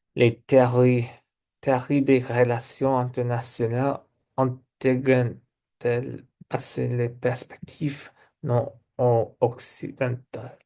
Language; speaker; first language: French; non-native, learner; English